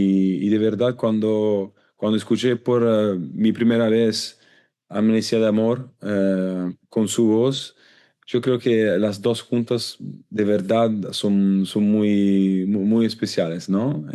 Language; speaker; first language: Spanish; non-native, learner; Italian